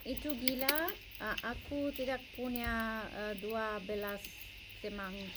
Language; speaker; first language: Indonesian; non-native, learner; English